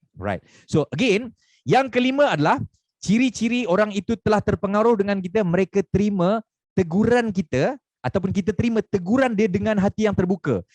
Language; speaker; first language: Malay; native; Malay